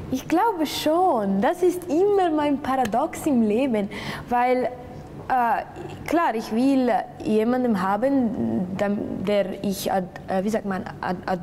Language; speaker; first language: German; non-native, local second language; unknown